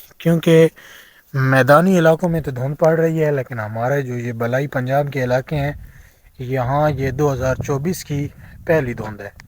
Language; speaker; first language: Urdu; non-native, local second language; Punjabi